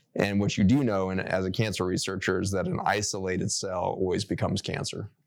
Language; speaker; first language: English; native; English